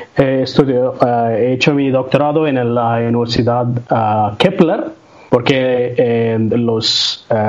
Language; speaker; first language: Spanish; non-native, learner; Tamil